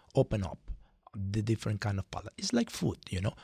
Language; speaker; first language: English; non-native, fluent; Spanish